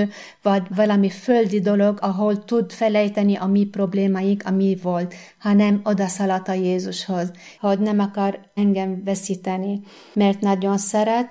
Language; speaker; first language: Hungarian; non-native, fluent; Arabic